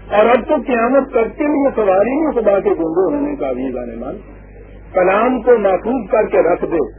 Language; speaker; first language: Urdu; non-native, local second language; Punjabi